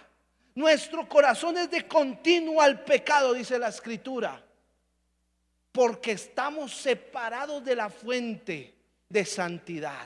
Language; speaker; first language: Spanish; native; Spanish